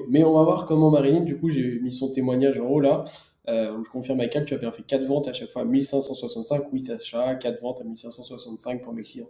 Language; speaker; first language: French; native; French